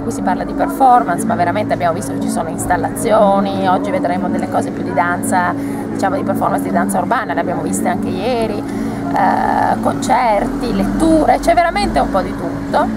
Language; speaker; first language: Italian; native; Italian